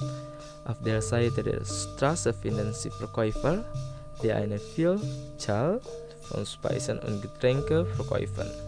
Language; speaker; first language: German; non-native, fluent; Indonesian